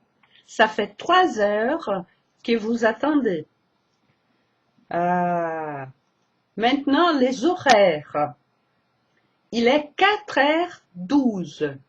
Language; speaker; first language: French; non-native, fluent; Portuguese